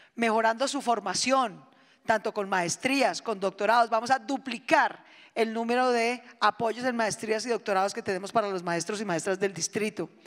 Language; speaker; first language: Spanish; native; Spanish